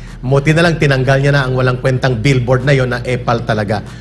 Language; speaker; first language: Filipino; native; Filipino